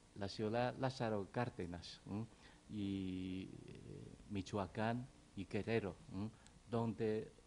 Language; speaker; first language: Spanish; non-native, fluent; Chinese